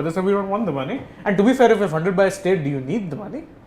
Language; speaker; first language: English; non-native, local second language; Hindi